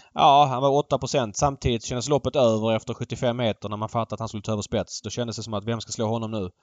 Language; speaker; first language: Swedish; native; Swedish